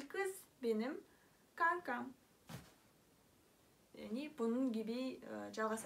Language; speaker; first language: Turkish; non-native, fluent; Kazakh